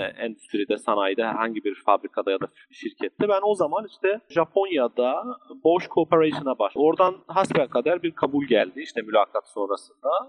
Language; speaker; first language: Turkish; native; Turkish